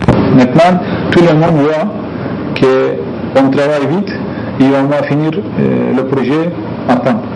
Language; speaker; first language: French; non-native, learner; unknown